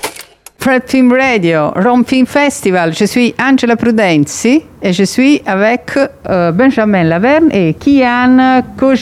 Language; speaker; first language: French; non-native, fluent; Italian